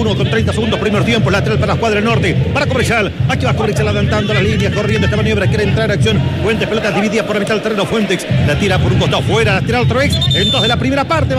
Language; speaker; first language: Spanish; native; Spanish